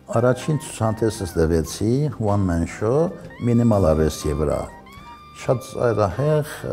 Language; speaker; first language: Armenian; early bilingual, heritage; Armenian